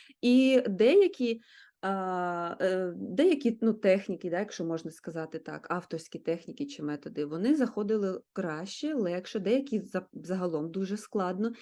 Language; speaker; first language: Ukrainian; native; Ukrainian